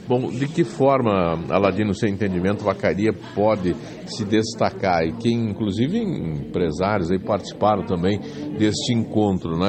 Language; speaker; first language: Portuguese; native; Portuguese